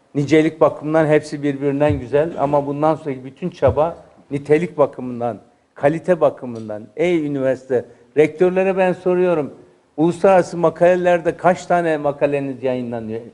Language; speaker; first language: Turkish; native; Turkish